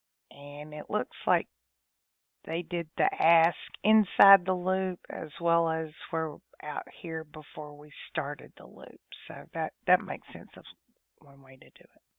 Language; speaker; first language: English; native; English